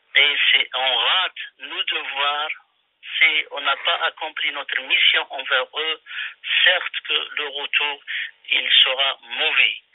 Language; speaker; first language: French; non-native, local second language; Arabic